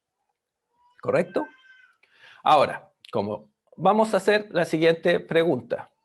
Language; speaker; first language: Spanish; native; Spanish